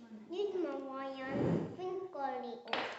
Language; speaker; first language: Estonian; early bilingual, heritage; Estonian